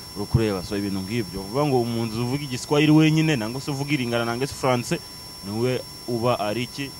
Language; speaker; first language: Kinyarwanda; early bilingual, heritage; Kinyarwanda